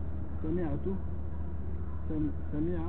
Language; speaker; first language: Arabic; non-native, learner; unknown